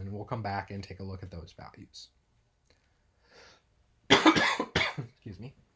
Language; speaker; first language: English; native; English